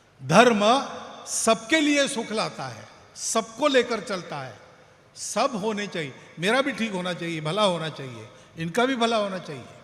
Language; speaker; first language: Hindi; non-native, local second language; Marathi